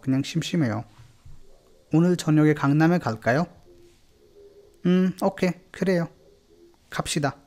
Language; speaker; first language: Korean; non-native, fluent; Hindi